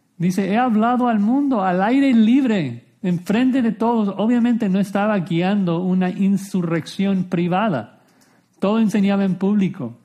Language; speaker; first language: Spanish; non-native, fluent; English